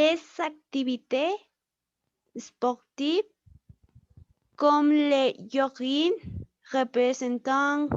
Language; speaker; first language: French; non-native, learner; Spanish